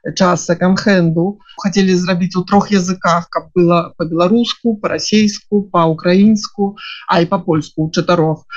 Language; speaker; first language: Belarusian; non-native, local second language; Russian